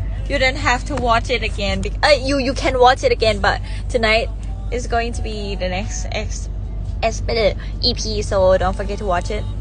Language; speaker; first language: English; non-native, fluent; Thai